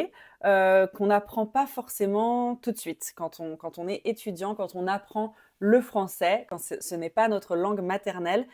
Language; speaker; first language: French; native; French